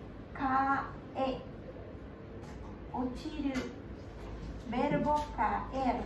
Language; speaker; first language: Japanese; non-native, learner; Spanish